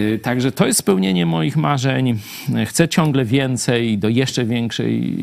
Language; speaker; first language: Polish; native; Polish